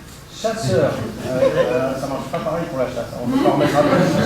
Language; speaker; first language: French; native; French